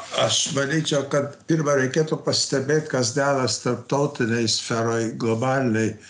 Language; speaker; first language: Lithuanian; early bilingual, heritage; Lithuanian